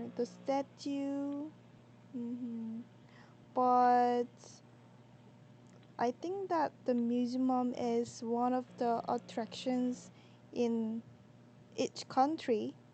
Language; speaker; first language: English; non-native, learner; Korean